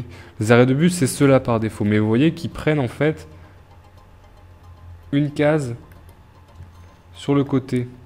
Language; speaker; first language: French; native; French